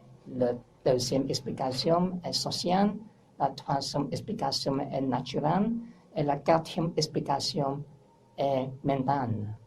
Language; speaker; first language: French; non-native, learner; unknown